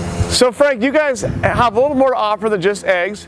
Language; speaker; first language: English; native; English